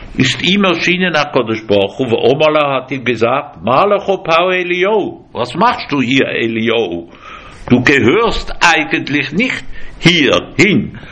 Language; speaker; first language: German; native; German